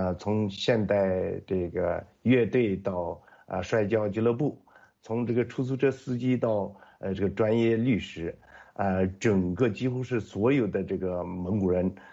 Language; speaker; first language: Chinese; non-native, local second language; Mongolian